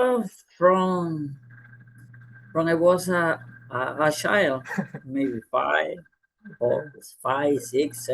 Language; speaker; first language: English; non-native, fluent; Spanish